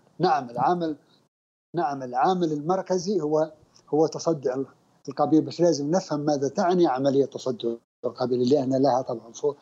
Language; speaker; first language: Arabic; native; Arabic